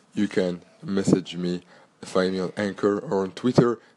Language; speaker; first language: English; non-native, fluent; French